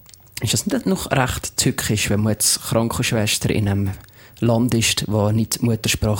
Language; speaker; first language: German; native; German